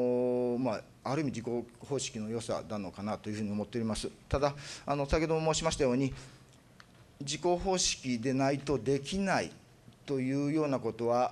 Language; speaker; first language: Japanese; native; Japanese